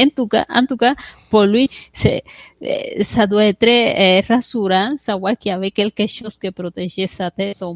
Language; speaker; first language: French; non-native, fluent; Spanish